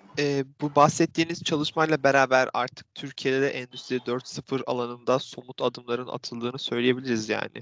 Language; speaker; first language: Turkish; native; Turkish